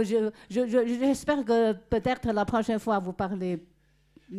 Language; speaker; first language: French; non-native, fluent; Chinese